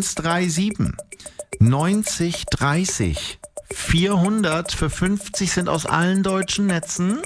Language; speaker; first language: German; native; German